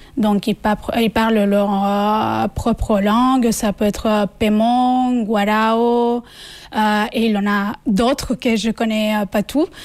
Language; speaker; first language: French; non-native, fluent; Spanish